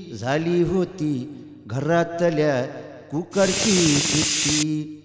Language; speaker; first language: Marathi; native; Marathi